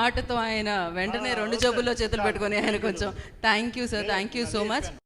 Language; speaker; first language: Telugu; native; Telugu